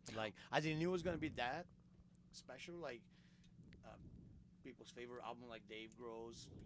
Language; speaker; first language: English; non-native, fluent; Portuguese